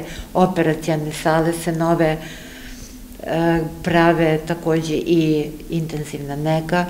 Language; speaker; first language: Serbian; native; Serbian